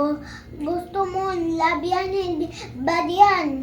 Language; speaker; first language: Filipino; non-native, learner; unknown